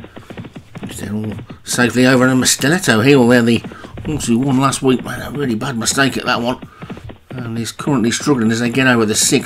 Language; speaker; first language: English; native; English